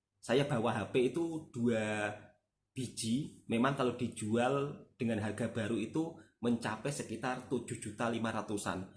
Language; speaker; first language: Indonesian; native; Indonesian